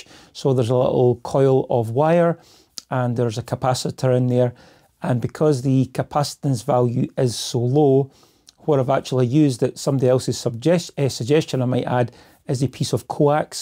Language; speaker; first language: English; native; English